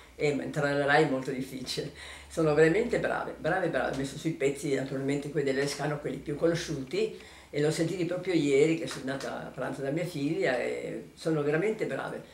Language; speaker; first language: Italian; early bilingual, heritage; Italian